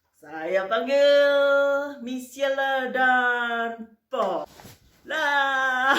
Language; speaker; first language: Indonesian; native; Indonesian